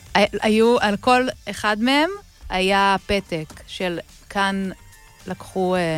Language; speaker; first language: Hebrew; native; Hebrew